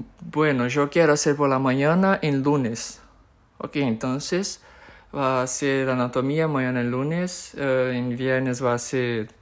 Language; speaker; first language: Spanish; non-native, fluent; Portuguese